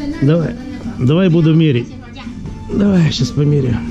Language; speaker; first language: Russian; native; Russian